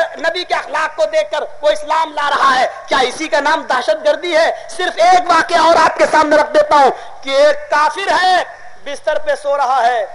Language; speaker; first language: Urdu; native; Urdu